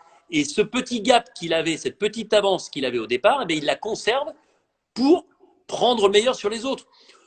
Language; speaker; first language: French; native; French